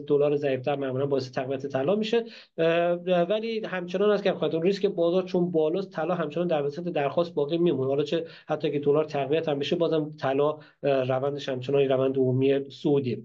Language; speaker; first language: Persian; native; Persian